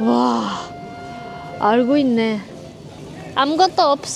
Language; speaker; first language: Korean; non-native, learner; Japanese